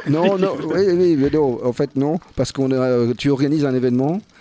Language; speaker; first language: French; native; French